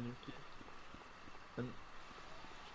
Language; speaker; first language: French; native; French